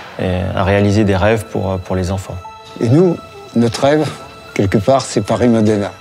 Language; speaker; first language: French; native; French